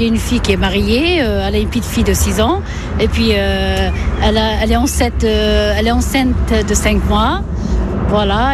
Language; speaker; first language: French; non-native, local second language; Arabic